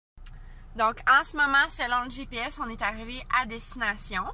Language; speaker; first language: French; native; French